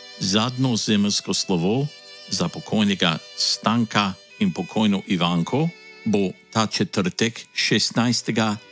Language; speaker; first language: Slovenian; early bilingual, heritage; Slovenian